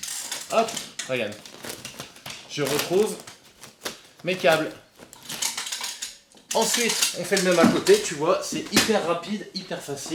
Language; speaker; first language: French; native; French